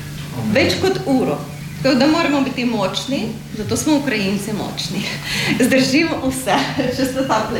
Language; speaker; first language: Slovenian; non-native, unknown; Ukrainian